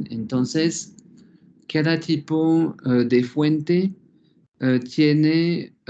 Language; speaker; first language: Spanish; non-native, fluent; French